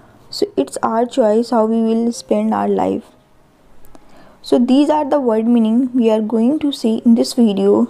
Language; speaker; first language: English; non-native, local second language; Hindi